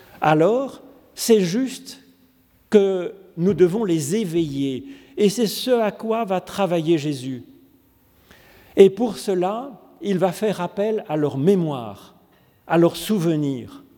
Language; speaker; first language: French; native; French